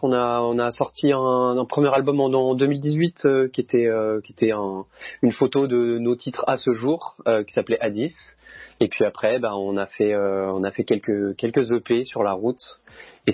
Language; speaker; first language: French; native; French